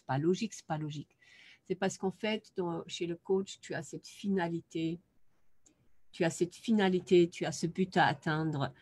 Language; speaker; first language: French; non-native, fluent; German